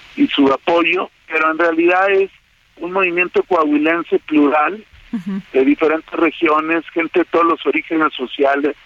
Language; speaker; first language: Spanish; native; Spanish